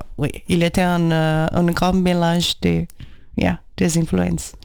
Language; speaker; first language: French; non-native, learner; Portuguese